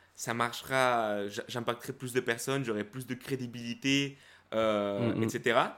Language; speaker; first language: French; early bilingual, other home language; Spanish